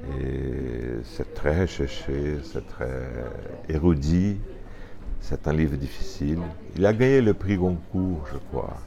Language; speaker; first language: French; non-native, fluent; Portuguese